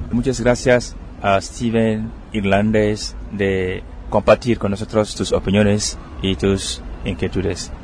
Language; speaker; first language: Spanish; non-native, fluent; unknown